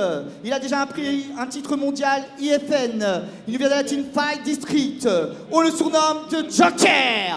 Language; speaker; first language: French; native; French